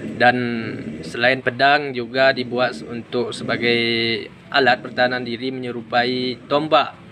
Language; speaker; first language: Malay; non-native, local second language; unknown